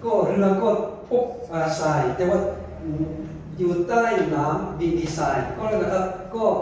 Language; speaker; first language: Thai; non-native, fluent; Korean